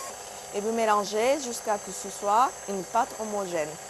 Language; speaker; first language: French; non-native, learner; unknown